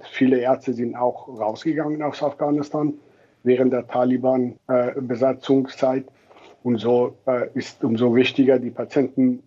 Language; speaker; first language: German; non-native, fluent; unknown